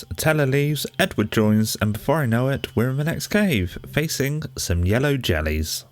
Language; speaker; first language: English; native; English